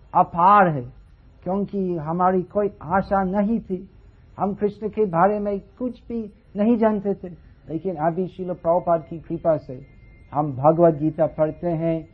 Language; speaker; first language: Hindi; non-native, fluent; English